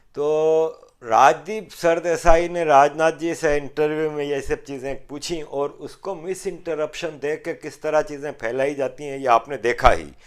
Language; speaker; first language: Urdu; native; Urdu